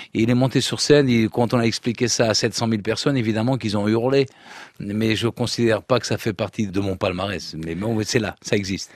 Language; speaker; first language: French; early bilingual, other home language; Portuguese